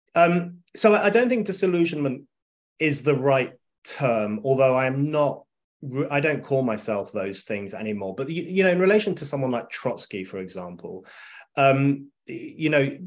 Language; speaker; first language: English; native; English